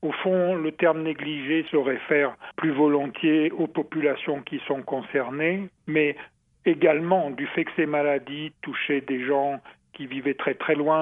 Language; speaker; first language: French; native; French